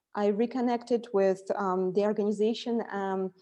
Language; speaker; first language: English; non-native, fluent; Russian